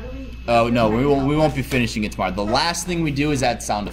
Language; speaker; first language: English; native; English